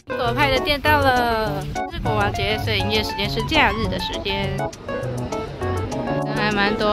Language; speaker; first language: Chinese; native; Chinese